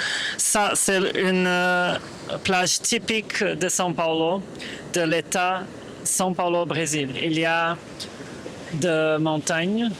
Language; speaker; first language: French; non-native, fluent; Portuguese